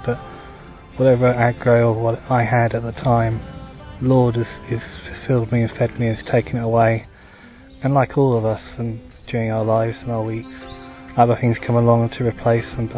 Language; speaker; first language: English; native; English